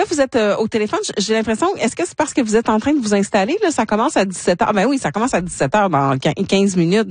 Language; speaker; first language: French; native; French